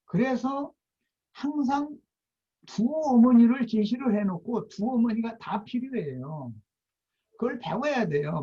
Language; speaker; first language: Korean; native; Korean